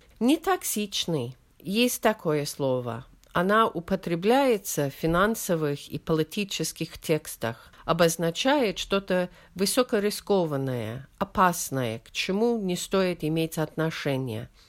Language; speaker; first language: Russian; non-native, fluent; English